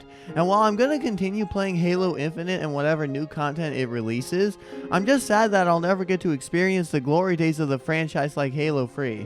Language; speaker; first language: English; native; English